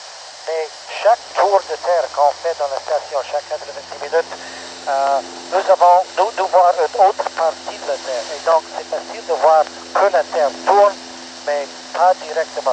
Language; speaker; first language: French; non-native, local second language; English